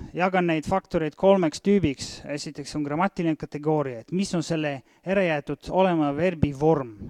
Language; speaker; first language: Estonian; non-native, fluent; Bulgarian